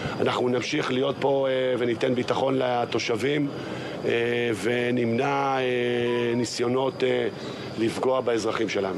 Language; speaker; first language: Hebrew; native; Hebrew